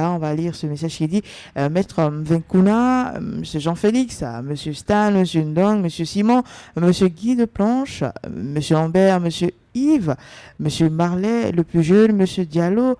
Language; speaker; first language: French; native; French